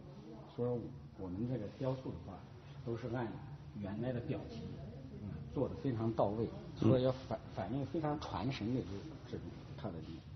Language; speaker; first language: Chinese; native; Chinese